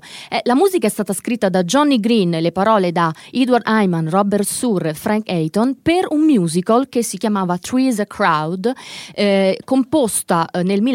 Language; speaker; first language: Italian; native; Italian